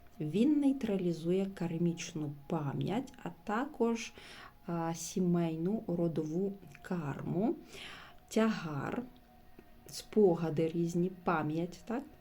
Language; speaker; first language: Ukrainian; non-native, local second language; Russian